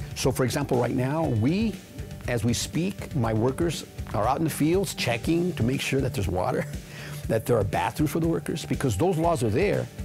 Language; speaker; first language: English; native; English